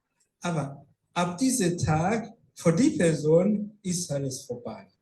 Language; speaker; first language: German; non-native, fluent; Rundi